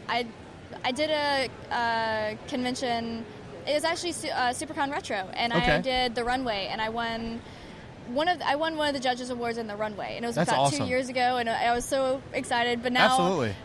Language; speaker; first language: English; native; English